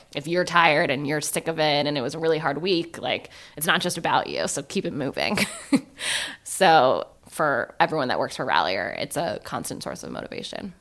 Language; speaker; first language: English; native; English